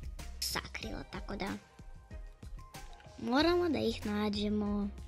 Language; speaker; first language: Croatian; early bilingual, other home language; Russian